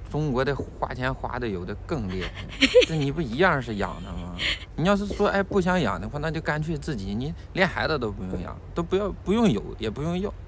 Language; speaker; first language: Chinese; native; Chinese